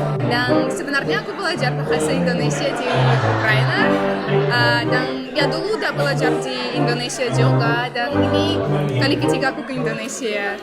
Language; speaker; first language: Indonesian; non-native, fluent; Russian